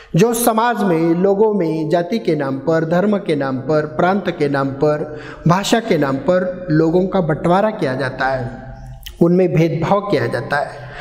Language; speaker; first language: Hindi; non-native, local second language; Marathi